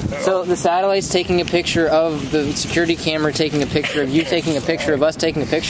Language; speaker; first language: English; native; English